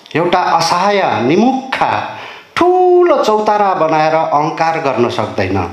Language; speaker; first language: Nepali; non-native, local second language; Limbu